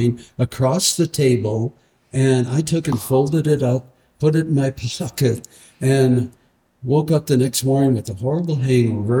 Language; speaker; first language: English; native; English